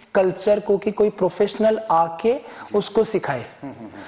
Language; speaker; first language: Hindi; native; Hindi